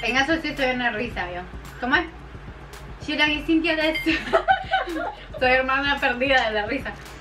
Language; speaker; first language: Spanish; native; Spanish